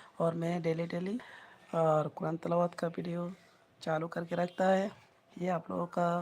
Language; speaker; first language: Hindi; non-native, learner; Bangla